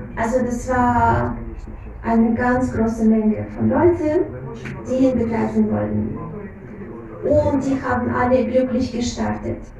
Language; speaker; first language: German; non-native, fluent; Russian